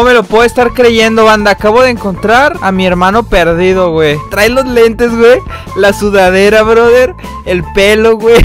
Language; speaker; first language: Spanish; native; Spanish